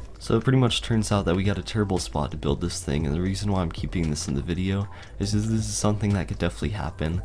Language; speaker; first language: English; native; English